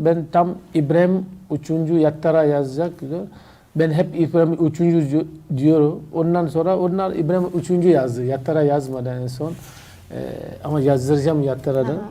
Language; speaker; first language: Turkish; non-native, learner; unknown